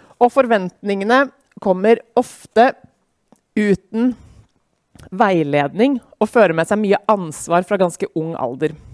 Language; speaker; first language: Norwegian; native; Norwegian